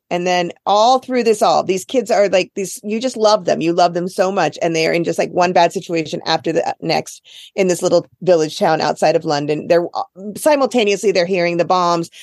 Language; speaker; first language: English; native; English